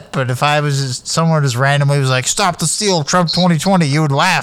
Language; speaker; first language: English; native; English